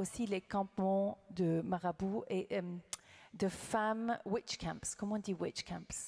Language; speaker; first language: French; non-native, fluent; English